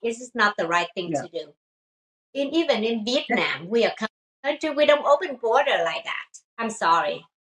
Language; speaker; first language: English; non-native, fluent; Vietnamese